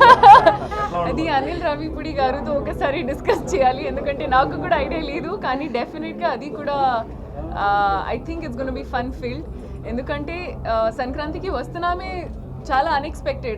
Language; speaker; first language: Telugu; non-native, learner; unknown